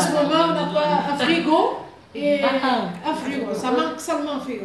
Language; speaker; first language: French; non-native, fluent; Portuguese